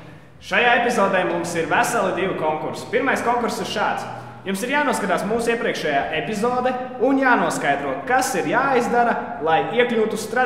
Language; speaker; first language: Latvian; native; Latvian